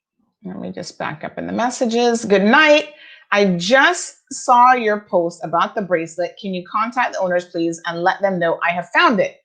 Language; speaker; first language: English; native; English